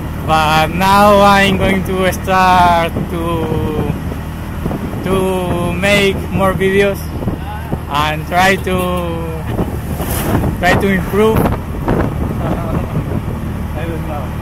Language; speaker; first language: English; non-native, learner; Spanish